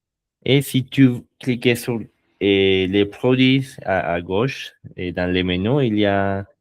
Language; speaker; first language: French; non-native, learner; Spanish